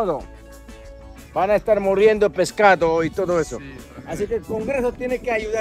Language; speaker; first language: Spanish; non-native, local second language; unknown